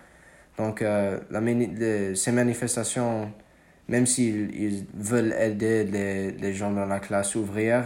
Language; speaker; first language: French; non-native, fluent; English